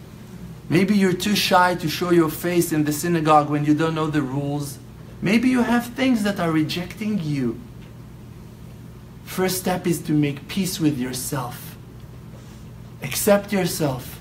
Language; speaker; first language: English; non-native, fluent; Hebrew